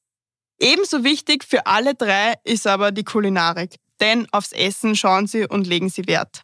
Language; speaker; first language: German; native; German